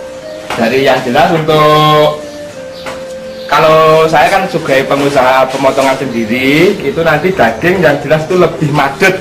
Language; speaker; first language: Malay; non-native, local second language; Javanese